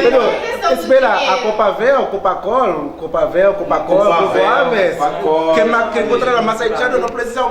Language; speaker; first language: Portuguese; non-native, learner; Haitian Creole